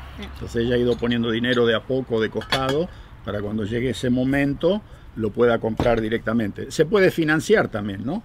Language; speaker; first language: Spanish; native; Spanish